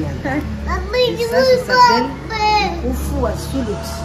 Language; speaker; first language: French; non-native, local second language; Comorian